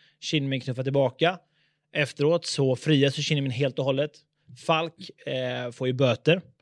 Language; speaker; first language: Swedish; native; Swedish